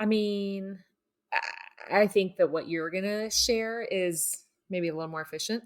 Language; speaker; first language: English; native; English